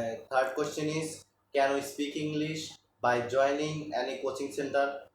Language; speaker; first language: English; non-native, learner; Bangla